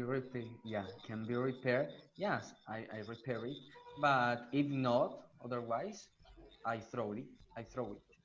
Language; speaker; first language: English; non-native, learner; Spanish